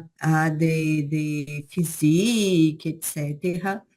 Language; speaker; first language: French; non-native, learner; Portuguese